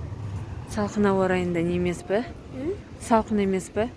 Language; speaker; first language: Kazakh; native; Kazakh